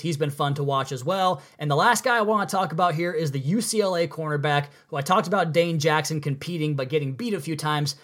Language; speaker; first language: English; native; English